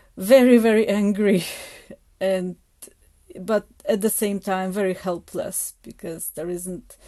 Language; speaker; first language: English; non-native, fluent; Ukrainian